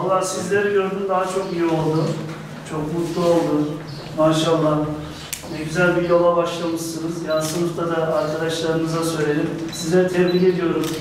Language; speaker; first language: Turkish; native; Turkish